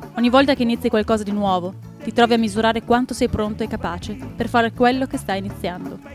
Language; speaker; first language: Italian; native; Italian